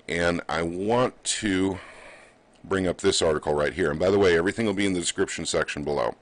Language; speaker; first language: English; native; English